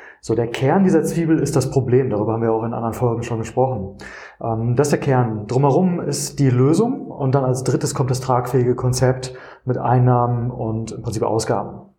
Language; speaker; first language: German; native; German